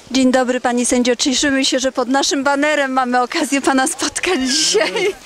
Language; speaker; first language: Polish; native; Polish